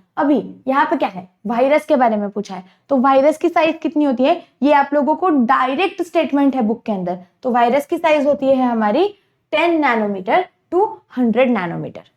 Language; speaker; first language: Hindi; non-native, local second language; Marathi